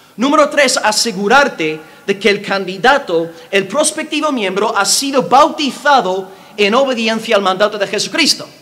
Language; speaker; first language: Spanish; non-native, fluent; English